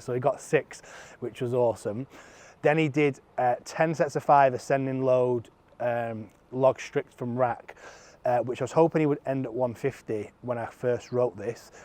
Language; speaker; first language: English; native; English